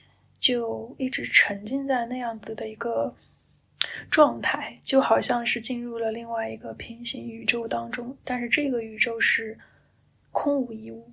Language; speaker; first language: Chinese; native; Chinese